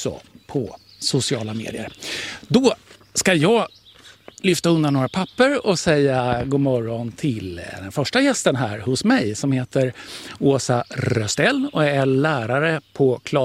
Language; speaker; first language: Swedish; native; Swedish